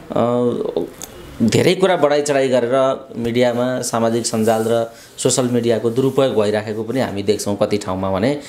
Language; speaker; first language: Nepali; native; Nepali